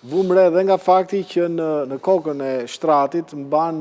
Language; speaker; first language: Albanian; native; Albanian